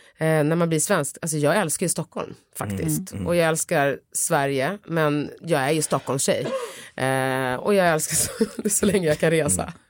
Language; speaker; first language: Swedish; early bilingual, other home language; Tigrinya